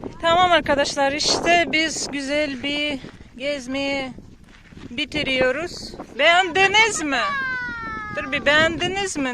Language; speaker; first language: Turkish; non-native, learner; Russian